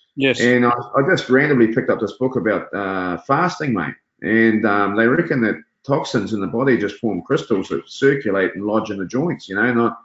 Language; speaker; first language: English; native; English